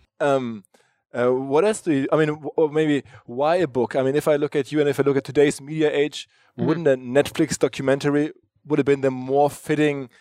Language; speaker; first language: English; non-native, fluent; German